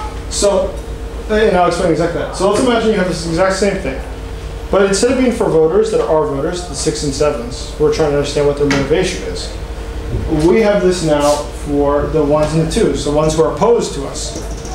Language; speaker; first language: English; native; English